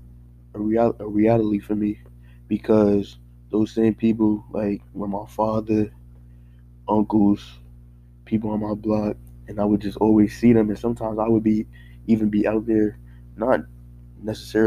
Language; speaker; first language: English; native; English